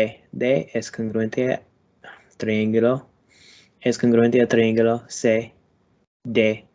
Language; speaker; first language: Spanish; non-native, learner; English